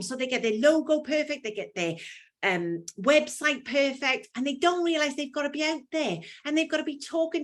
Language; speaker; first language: English; native; English